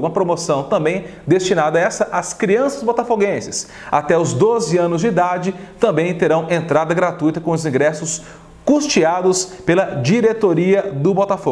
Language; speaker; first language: Portuguese; native; Portuguese